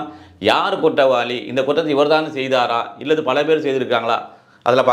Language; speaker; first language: Tamil; native; Tamil